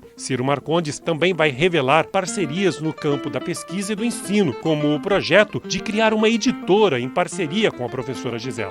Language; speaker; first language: Portuguese; native; Portuguese